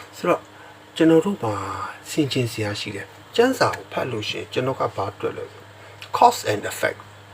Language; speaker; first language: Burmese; non-native, local second language; S'gaw Karen